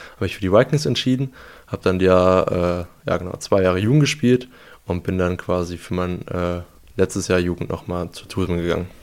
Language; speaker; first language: German; native; German